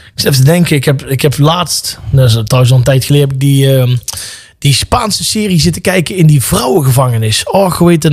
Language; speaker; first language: Dutch; native; Dutch